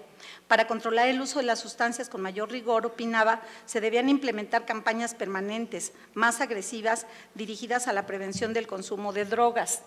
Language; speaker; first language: Spanish; native; Spanish